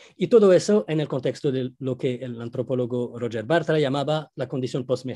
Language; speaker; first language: Spanish; non-native, fluent; Arabic